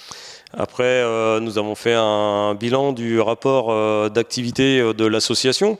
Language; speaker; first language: French; native; French